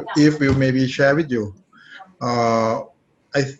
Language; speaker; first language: English; non-native, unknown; Thai